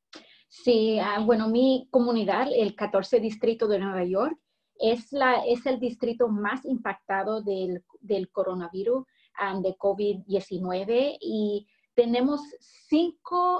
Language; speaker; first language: Spanish; early bilingual, heritage; English